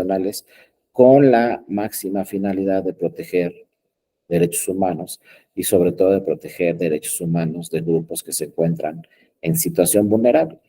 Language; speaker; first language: Spanish; native; Spanish